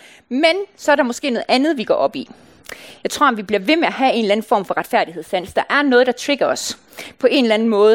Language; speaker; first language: Danish; native; Danish